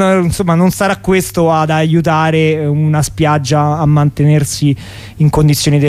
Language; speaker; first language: Italian; native; Italian